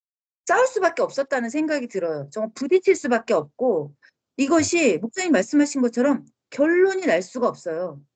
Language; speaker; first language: Korean; native; Korean